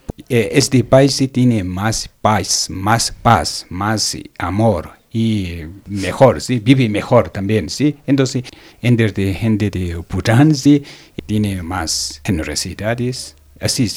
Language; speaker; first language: Spanish; non-native, learner; Tibetan